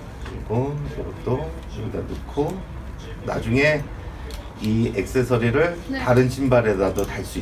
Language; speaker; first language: Korean; native; Korean